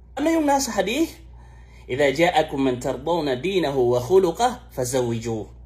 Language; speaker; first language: Filipino; non-native, local second language; Maranao